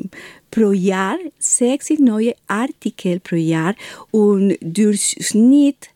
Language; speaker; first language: German; non-native, learner; Spanish